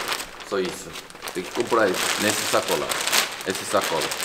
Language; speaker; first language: Portuguese; non-native, learner; Korean